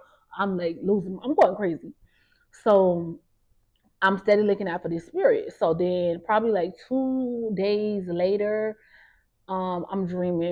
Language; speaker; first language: English; native; English